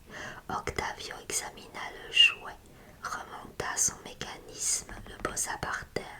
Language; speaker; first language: French; native; French